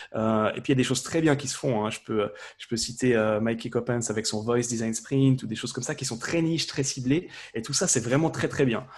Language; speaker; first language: French; native; French